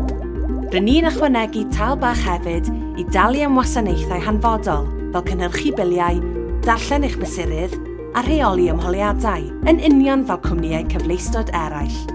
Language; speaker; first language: Welsh; native; Welsh